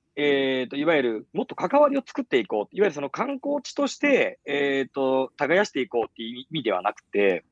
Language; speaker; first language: Japanese; native; Japanese